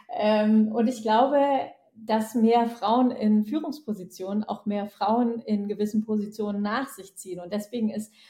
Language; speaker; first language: German; native; German